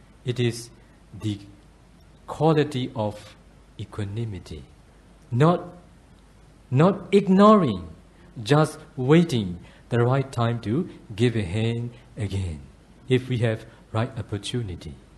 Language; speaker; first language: English; non-native, fluent; Burmese